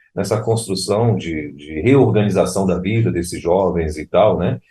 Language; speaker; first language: Portuguese; native; Portuguese